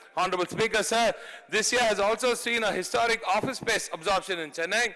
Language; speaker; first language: English; non-native, local second language; Tamil